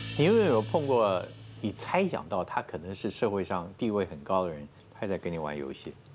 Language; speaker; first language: Chinese; native; Chinese